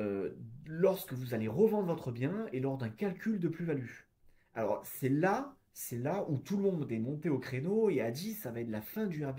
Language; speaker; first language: French; native; French